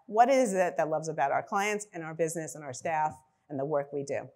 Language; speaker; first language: English; native; English